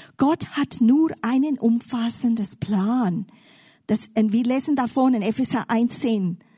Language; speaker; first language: German; non-native, fluent; English